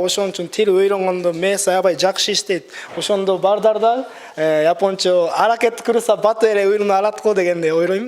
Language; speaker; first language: Kyrgyz; non-native, learner; Japanese